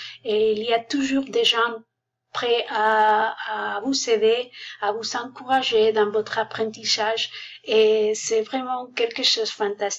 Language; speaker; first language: French; non-native, fluent; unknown